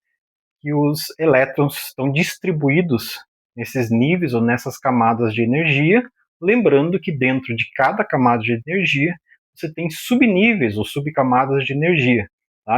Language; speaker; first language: Portuguese; native; Portuguese